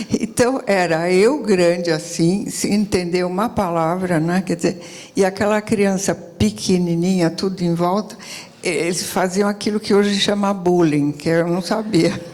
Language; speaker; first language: Portuguese; early bilingual, other home language; Italian